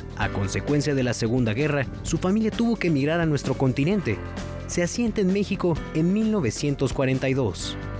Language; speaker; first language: Spanish; native; Spanish